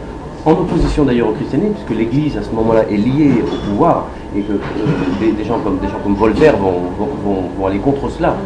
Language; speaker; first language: French; native; French